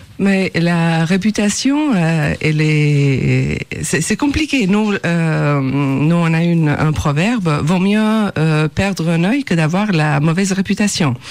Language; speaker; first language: French; non-native, fluent; Albanian